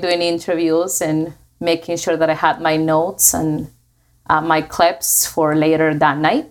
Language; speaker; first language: English; non-native, fluent; Spanish